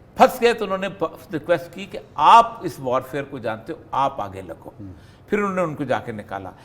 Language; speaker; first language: Urdu; non-native, local second language; Punjabi